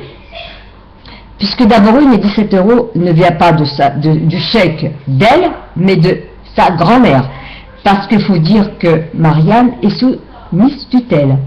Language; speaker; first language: French; native; French